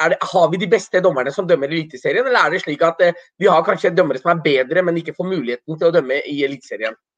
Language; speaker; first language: Norwegian; early bilingual, other home language; Urdu